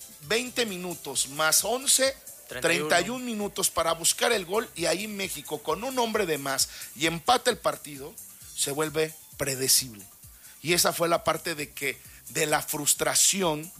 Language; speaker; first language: Spanish; native; Spanish